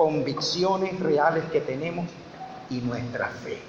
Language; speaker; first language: Spanish; native; Spanish